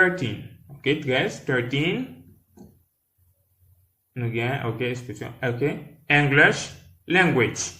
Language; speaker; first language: English; non-native, learner; Haitian Creole